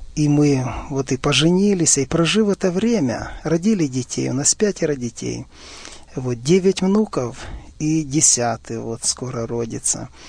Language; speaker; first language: Russian; native; Russian